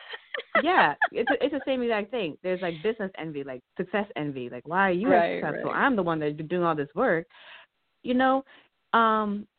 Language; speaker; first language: English; early bilingual, heritage; Lao